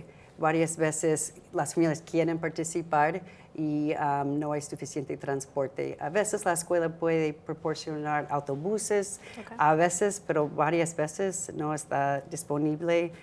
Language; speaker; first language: Spanish; non-native, fluent; English